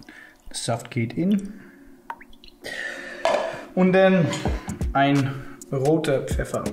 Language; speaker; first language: German; non-native, learner; Dutch